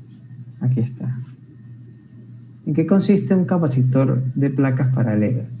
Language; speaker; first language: Spanish; native; Spanish